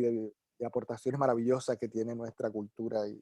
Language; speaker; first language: Spanish; native; Spanish